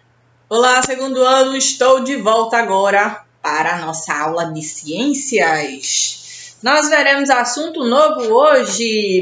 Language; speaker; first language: Portuguese; native; Portuguese